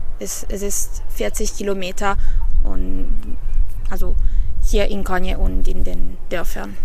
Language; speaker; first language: German; non-native, fluent; Italian